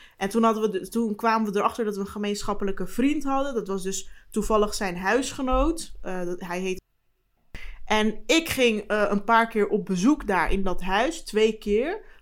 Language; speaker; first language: Dutch; early bilingual, other home language; Turkish